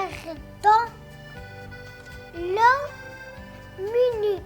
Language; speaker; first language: French; non-native, learner; Arabic